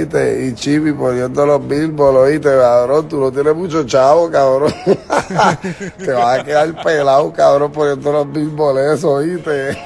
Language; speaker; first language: Spanish; native; Spanish